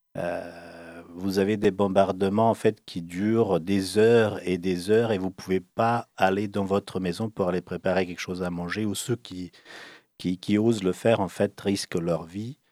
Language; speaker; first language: French; early bilingual, other home language; Bosnian